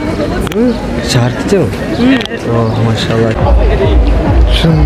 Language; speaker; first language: Turkish; non-native, learner; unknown